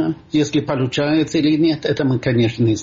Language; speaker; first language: Russian; non-native, fluent; Swedish